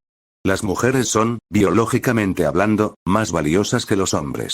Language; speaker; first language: Spanish; native; Spanish